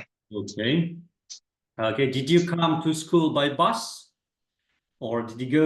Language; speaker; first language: English; non-native, fluent; Kazakh